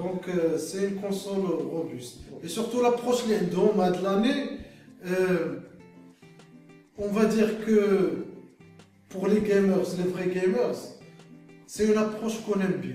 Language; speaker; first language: French; non-native, local second language; Arabic